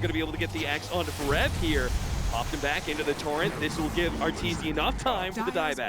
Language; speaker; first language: English; native; English